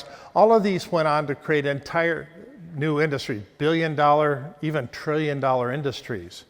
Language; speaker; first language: English; native; English